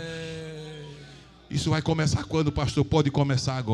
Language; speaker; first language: Portuguese; native; Portuguese